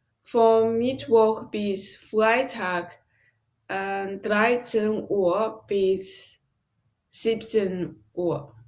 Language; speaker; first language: German; non-native, learner; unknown